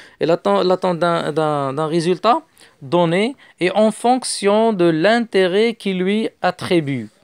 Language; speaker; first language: French; non-native, local second language; Arabic